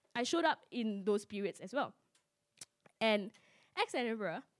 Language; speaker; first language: English; non-native, local second language; Min Nan Chinese